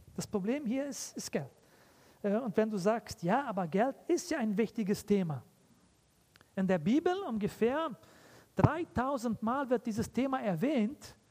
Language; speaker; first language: German; early bilingual, heritage; German